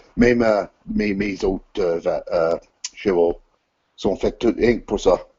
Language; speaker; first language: French; non-native, local second language; English